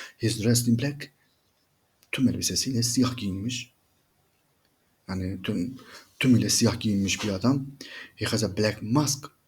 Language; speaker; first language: Turkish; native; Turkish